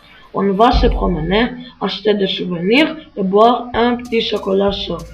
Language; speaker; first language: French; non-native, learner; Greek